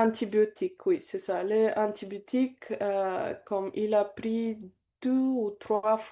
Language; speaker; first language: French; non-native, learner; Bulgarian